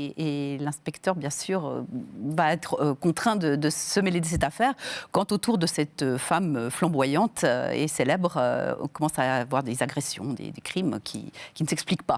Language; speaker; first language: French; native; French